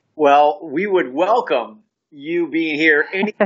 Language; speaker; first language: English; native; English